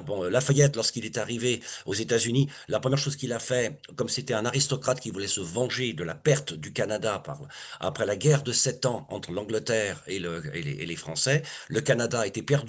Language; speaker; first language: French; native; French